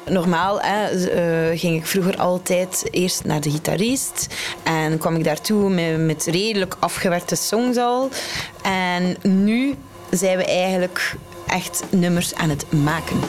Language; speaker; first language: Dutch; native; Dutch